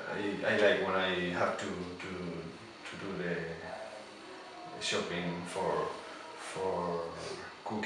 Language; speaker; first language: English; non-native, learner; Spanish